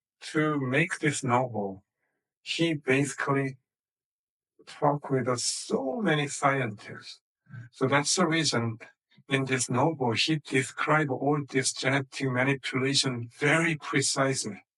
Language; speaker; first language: English; non-native, fluent; Korean